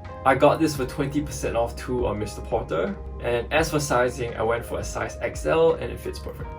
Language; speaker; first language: English; native; English